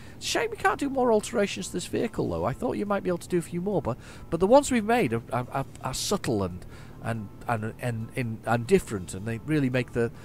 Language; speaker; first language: English; native; English